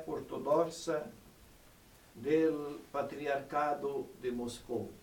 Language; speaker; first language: Spanish; non-native, fluent; Portuguese